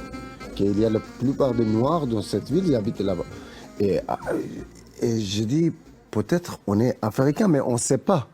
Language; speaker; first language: French; non-native, fluent; Persian